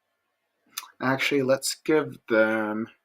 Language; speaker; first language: English; native; English